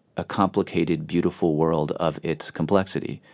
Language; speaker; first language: English; native; English